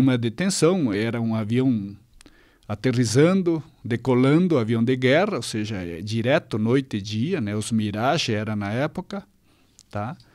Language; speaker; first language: Portuguese; non-native, fluent; Spanish